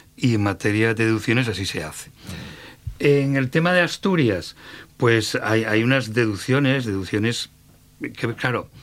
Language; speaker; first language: Spanish; native; Spanish